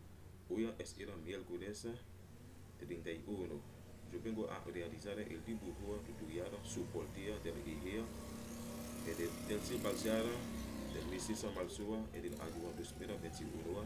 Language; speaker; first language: Spanish; non-native, learner; Haitian Creole